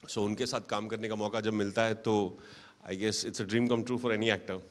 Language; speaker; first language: Hindi; native; Hindi